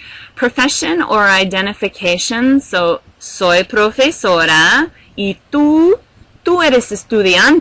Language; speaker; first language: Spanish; non-native, fluent; English